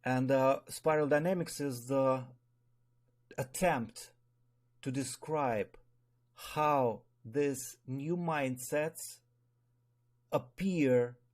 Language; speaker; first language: English; non-native, fluent; Russian